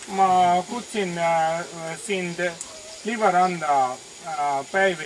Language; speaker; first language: Estonian; non-native, learner; Bangla